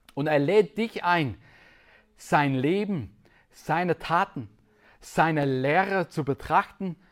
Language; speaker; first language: German; non-native, fluent; English